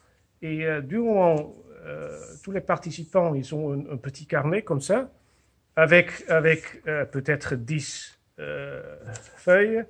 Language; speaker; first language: French; non-native, fluent; Dutch